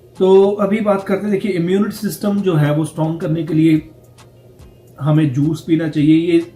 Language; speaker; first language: Hindi; non-native, local second language; Punjabi